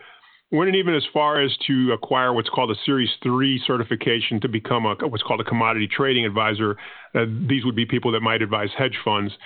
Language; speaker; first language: English; non-native, fluent; Spanish